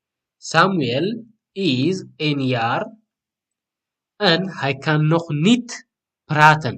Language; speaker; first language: Dutch; non-native, learner; Tigrinya